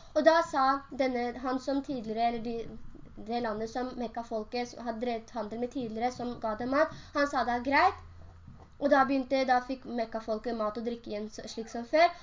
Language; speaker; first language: Norwegian; early bilingual, other home language; Urdu